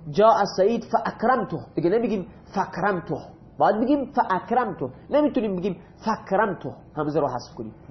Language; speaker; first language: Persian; non-native, local second language; Baluchi